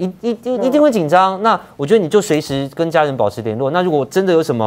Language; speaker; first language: Chinese; native; Chinese